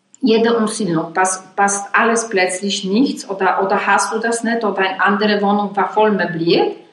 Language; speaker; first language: German; non-native, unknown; Polish